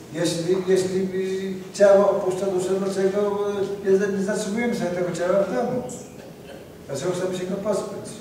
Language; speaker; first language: Polish; native; Polish